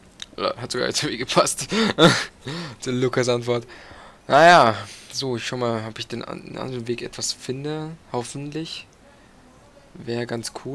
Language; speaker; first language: German; native; German